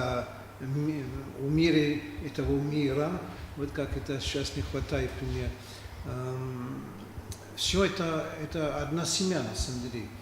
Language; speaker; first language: Russian; non-native, learner; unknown